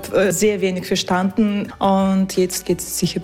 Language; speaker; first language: German; non-native, fluent; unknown